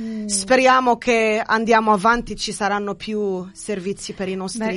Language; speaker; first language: Italian; non-native, fluent; Arabic